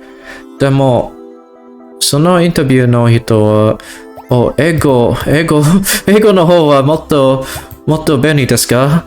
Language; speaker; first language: Japanese; non-native, learner; English